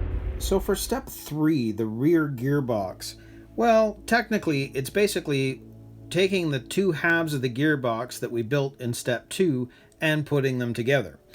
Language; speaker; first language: English; native; English